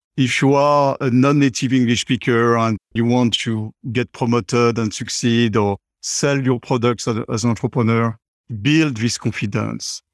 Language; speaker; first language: English; non-native, fluent; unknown